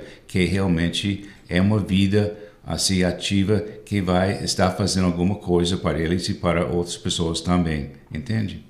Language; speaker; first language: Portuguese; non-native, fluent; English